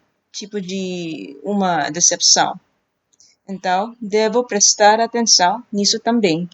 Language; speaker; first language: Portuguese; non-native, fluent; Filipino